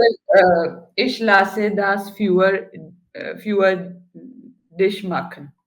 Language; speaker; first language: German; non-native, learner; Hindi